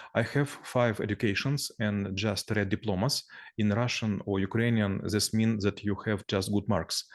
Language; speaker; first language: English; non-native, learner; Russian